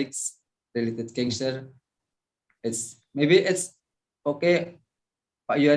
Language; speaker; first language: English; non-native, learner; Indonesian